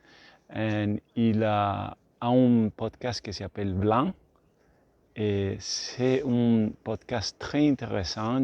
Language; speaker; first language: French; non-native, learner; Spanish